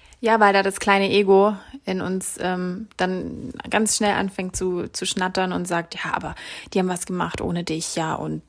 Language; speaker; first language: German; native; German